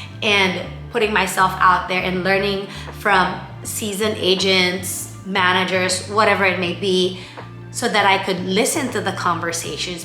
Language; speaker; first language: English; non-native, local second language; Filipino